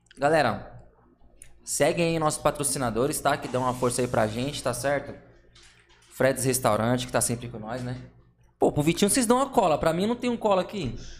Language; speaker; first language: Portuguese; native; Portuguese